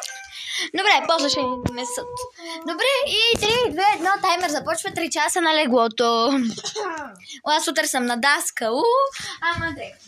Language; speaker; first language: Bulgarian; early bilingual, other home language; Russian